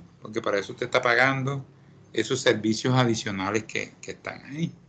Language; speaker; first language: Spanish; native; Spanish